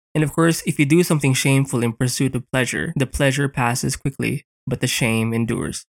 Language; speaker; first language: English; non-native, local second language; Filipino